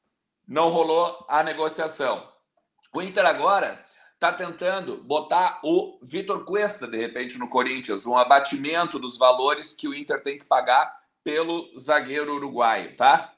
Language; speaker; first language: Portuguese; native; Portuguese